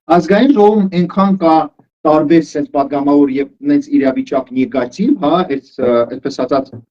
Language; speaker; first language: Armenian; early bilingual, heritage; Armenian